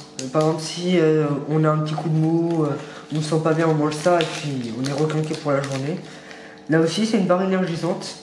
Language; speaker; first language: French; native; French